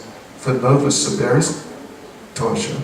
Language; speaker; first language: Russian; non-native, learner; English